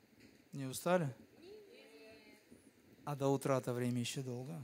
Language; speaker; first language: Russian; native; Russian